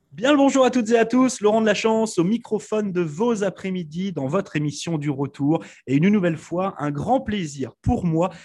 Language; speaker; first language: French; native; French